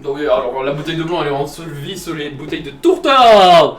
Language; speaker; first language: French; native; French